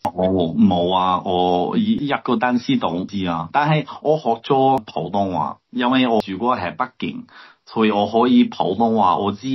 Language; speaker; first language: Cantonese; non-native, learner; English